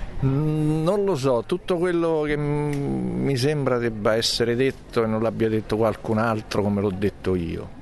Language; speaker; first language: Italian; native; Italian